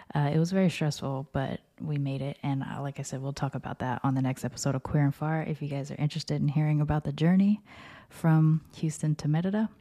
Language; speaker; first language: English; native; English